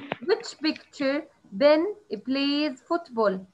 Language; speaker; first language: English; non-native, learner; Arabic